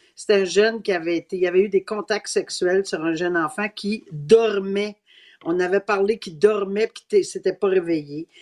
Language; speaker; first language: French; native; French